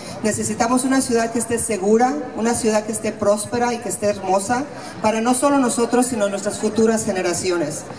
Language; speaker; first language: Spanish; early bilingual, heritage; Spanish